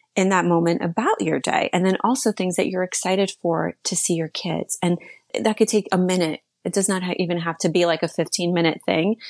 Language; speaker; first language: English; early bilingual, other home language; Slovak